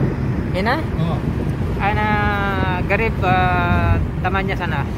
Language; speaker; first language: Arabic; non-native, learner; Filipino